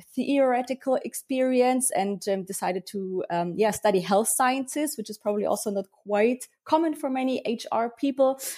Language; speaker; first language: English; early bilingual, heritage; German